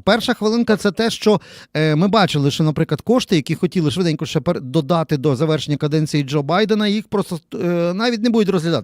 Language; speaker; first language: Ukrainian; native; Ukrainian